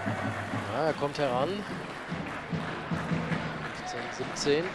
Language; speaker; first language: German; native; German